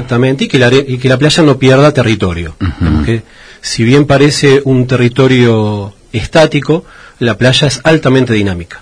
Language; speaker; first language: Spanish; native; Spanish